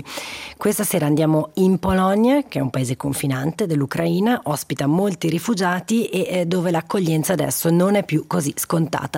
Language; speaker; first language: Italian; native; Italian